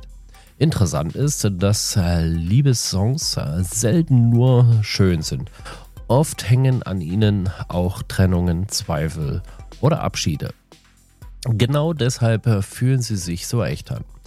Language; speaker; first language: German; native; German